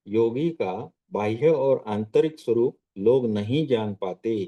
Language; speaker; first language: Hindi; non-native, local second language; Marathi